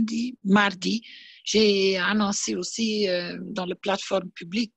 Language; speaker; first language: French; non-native, learner; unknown